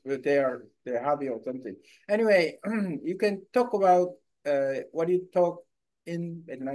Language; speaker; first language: English; non-native, learner; Korean